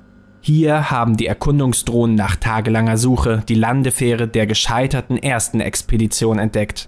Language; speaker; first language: German; native; German